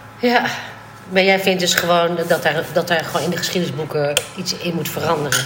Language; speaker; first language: Dutch; native; Dutch